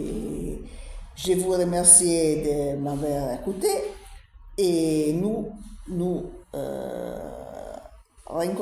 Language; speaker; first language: French; non-native, learner; Italian